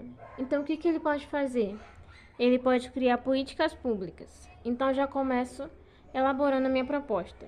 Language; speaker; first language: Portuguese; native; Portuguese